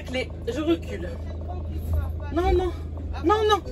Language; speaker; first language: French; native; French